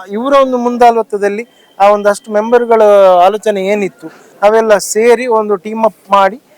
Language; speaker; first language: Kannada; native; Kannada